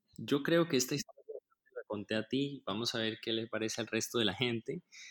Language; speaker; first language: Spanish; native; Spanish